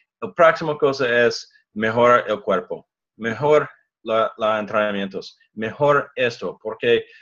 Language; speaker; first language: Spanish; non-native, learner; English